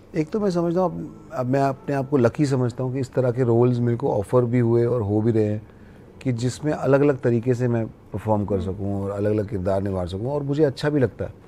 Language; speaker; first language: Hindi; native; Hindi